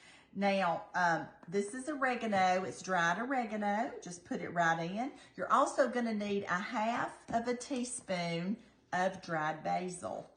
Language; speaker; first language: English; native; English